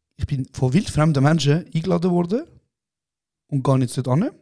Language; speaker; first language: German; early bilingual, other home language; Kurdish